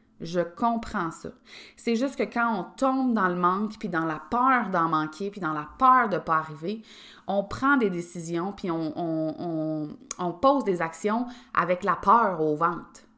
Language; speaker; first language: French; native; French